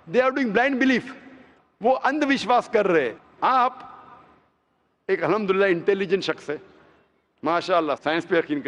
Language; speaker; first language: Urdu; non-native, local second language; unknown